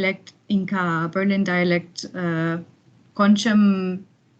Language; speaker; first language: Telugu; non-native, learner; German